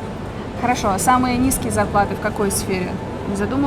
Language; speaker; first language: Russian; native; Russian